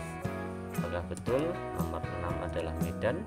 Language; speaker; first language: Indonesian; native; Indonesian